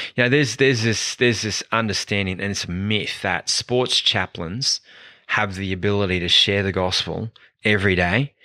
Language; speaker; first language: English; native; English